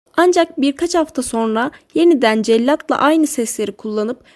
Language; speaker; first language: Turkish; native; Turkish